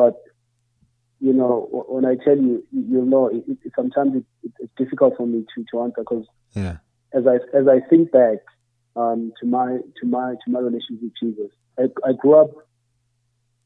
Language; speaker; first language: English; non-native, local second language; Zulu